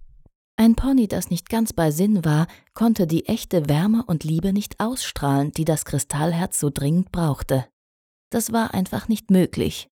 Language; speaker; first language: German; native; German